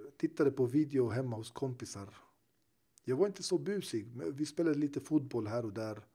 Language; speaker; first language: Swedish; early bilingual, other home language; Turoyo